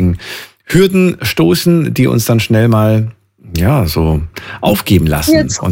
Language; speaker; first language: German; native; German